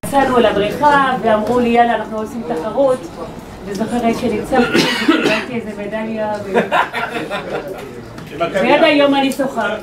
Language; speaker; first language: Hebrew; non-native, fluent; French